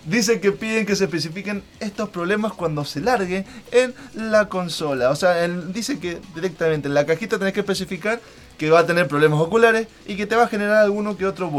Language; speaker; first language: Spanish; native; Spanish